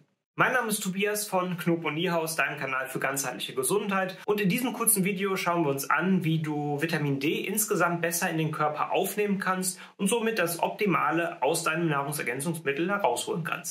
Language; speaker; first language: German; native; German